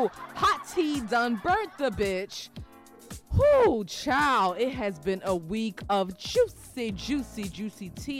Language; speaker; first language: English; native; English